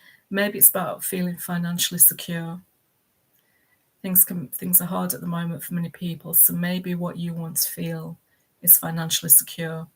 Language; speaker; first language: English; native; English